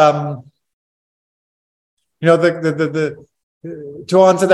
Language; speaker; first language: English; native; English